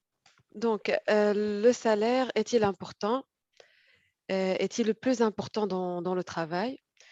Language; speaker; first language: French; non-native, fluent; Arabic